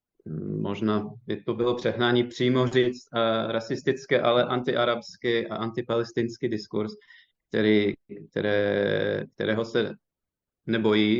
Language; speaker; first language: Czech; non-native, fluent; English